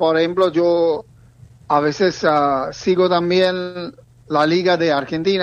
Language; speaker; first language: Spanish; non-native, learner; Bangla